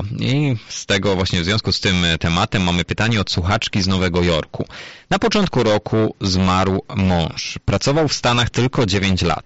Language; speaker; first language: Polish; native; Polish